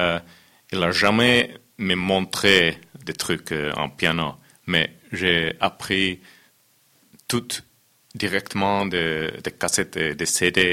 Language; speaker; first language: French; non-native, fluent; Finnish